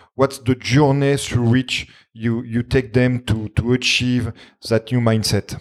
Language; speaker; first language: English; non-native, fluent; French